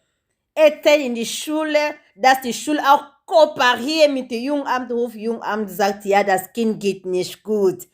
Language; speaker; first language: German; non-native, learner; Lingala